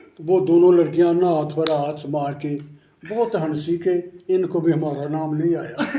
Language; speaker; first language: Urdu; non-native, local second language; Punjabi